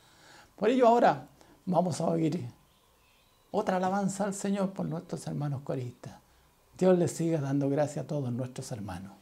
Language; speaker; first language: Spanish; native; Spanish